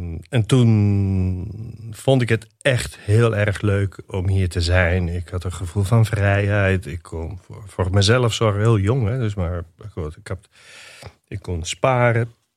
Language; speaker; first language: Dutch; non-native, fluent; Italian